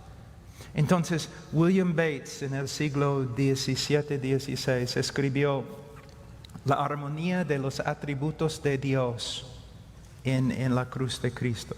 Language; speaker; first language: Spanish; non-native, fluent; English